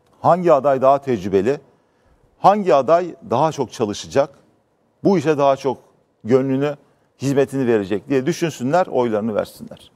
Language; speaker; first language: Turkish; native; Turkish